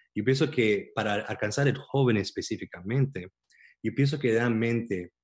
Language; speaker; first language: Spanish; early bilingual, heritage; Spanish